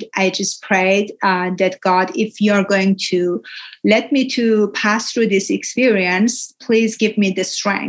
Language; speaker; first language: English; non-native, fluent; Persian